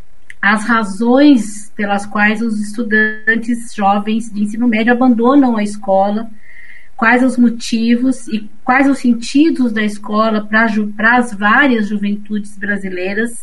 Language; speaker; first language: Portuguese; native; Portuguese